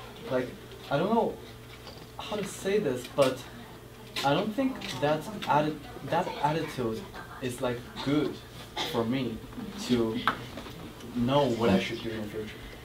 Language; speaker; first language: English; non-native, fluent; Chinese